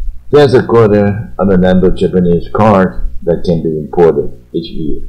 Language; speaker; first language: English; non-native, fluent; Chinese